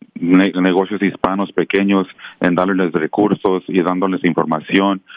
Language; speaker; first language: Spanish; native; Spanish